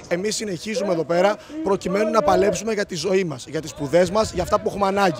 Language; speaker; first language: Greek; native; Greek